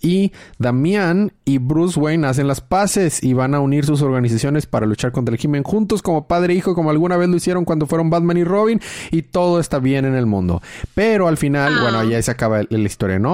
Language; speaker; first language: Spanish; native; Spanish